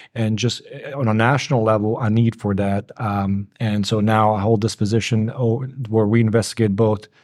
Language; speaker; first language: English; early bilingual, other home language; Bosnian